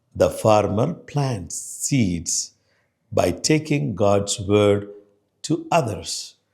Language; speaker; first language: English; non-native, local second language; Telugu